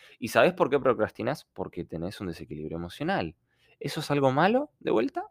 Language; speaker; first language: Spanish; non-native, fluent; Ukrainian